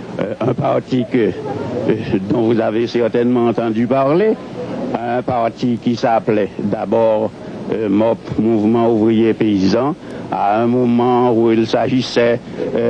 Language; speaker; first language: French; non-native, local second language; Haitian Creole